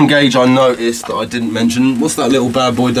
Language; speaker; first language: English; native; English